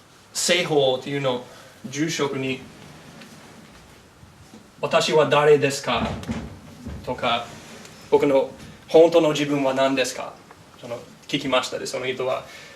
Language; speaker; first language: Japanese; non-native, learner; English